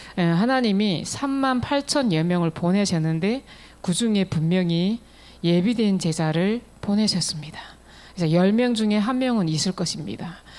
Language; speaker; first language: Korean; native; Korean